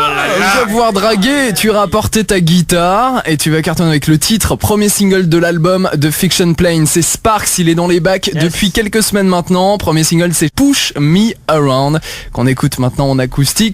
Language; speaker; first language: French; native; French